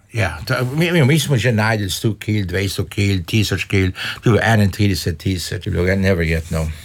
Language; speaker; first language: Slovenian; early bilingual, heritage; Slovenian